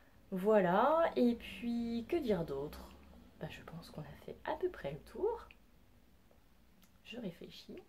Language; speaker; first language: French; native; French